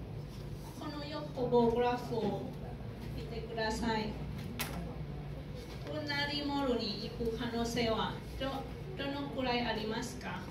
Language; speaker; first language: Japanese; non-native, learner; Thai